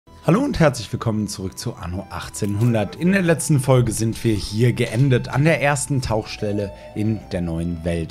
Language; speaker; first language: German; native; German